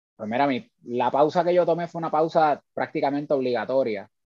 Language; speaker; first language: Spanish; native; Spanish